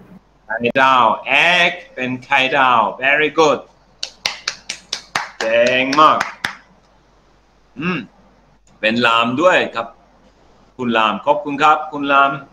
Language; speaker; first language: Thai; non-native, learner; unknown